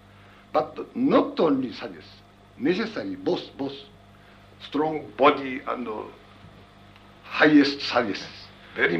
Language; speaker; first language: English; non-native, learner; Japanese